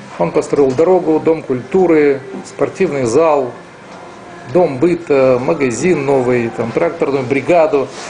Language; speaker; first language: Russian; non-native, local second language; Romanian